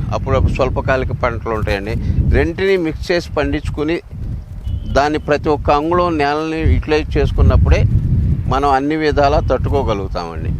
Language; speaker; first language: Telugu; native; Telugu